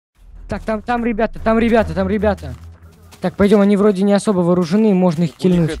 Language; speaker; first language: Russian; native; Russian